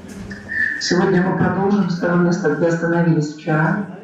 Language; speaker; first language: Russian; native; Russian